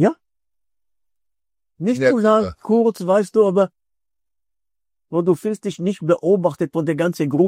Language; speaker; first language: German; non-native, fluent; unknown